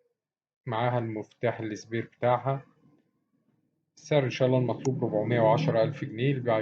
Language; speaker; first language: Arabic; native; Arabic